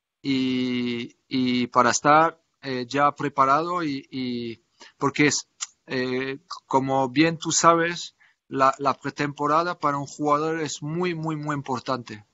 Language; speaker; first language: Spanish; non-native, fluent; French